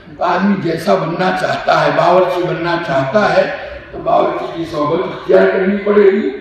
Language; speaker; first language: Urdu; non-native, local second language; Gujarati